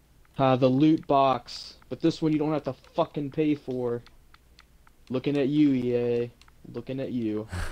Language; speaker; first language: English; native; English